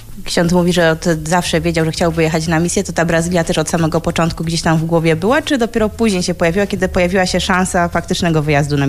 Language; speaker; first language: Polish; native; Polish